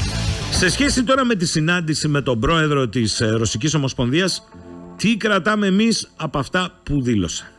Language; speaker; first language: Greek; native; Greek